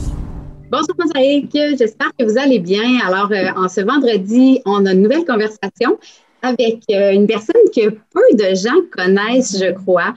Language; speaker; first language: French; native; French